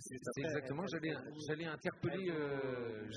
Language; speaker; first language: French; native; French